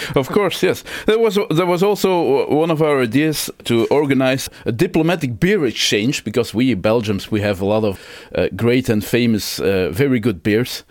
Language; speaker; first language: English; non-native, fluent; Dutch